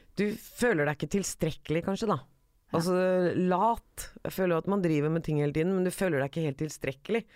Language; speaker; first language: Norwegian; early bilingual, other home language; Persian